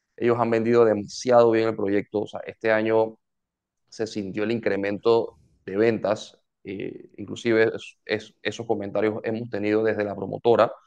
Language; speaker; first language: Spanish; native; Spanish